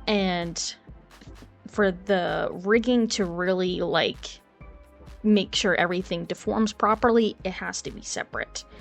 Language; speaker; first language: English; native; English